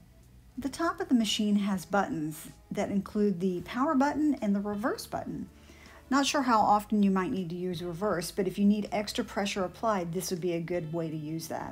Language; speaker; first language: English; native; English